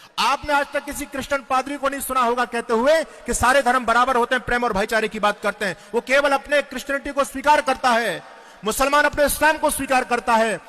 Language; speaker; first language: Hindi; non-native, local second language; Marathi